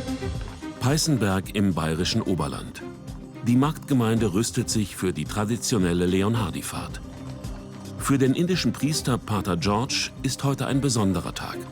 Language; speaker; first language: German; native; German